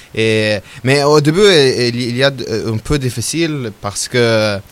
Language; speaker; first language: French; non-native, learner; Arabic